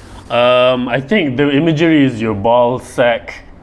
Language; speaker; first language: English; non-native, local second language; Malay